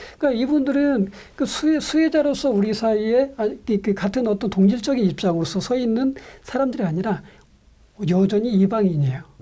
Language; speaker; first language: Korean; native; Korean